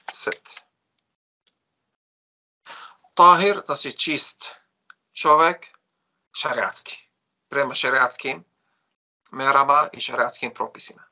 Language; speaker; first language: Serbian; non-native, fluent; Arabic